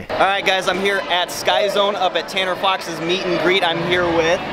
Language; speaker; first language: English; native; English